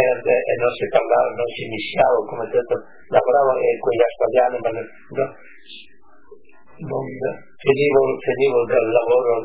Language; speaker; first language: Italian; non-native, local second language; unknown